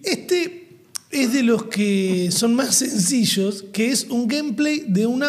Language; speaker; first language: Spanish; native; Spanish